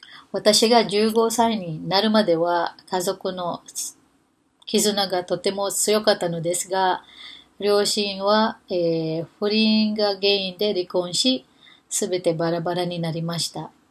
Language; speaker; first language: Japanese; non-native, fluent; Filipino